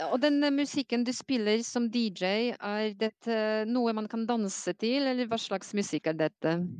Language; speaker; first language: Norwegian; non-native, fluent; Polish